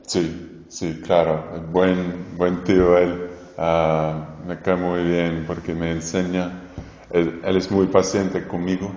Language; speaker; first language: Spanish; non-native, fluent; English